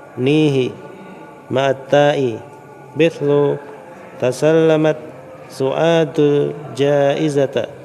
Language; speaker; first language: Arabic; non-native, learner; Indonesian